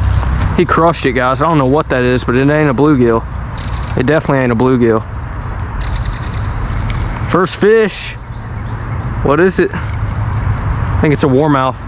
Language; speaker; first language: English; native; English